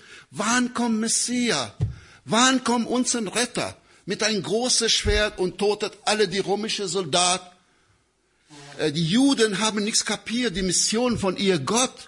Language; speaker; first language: German; non-native, learner; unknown